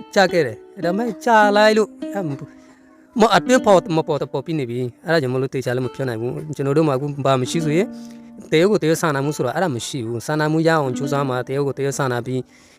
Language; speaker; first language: Burmese; non-native, local second language; Rohingya